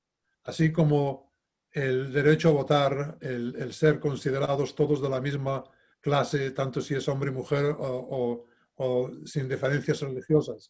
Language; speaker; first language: Spanish; native; Spanish